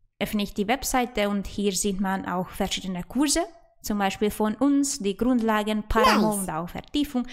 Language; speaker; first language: German; non-native, fluent; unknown